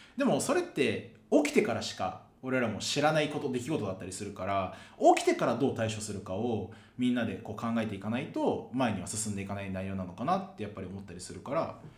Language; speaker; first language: Japanese; early bilingual, other home language; Portuguese